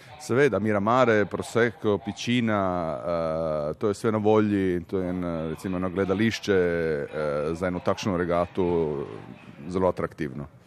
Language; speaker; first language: Slovenian; non-native, local second language; Italian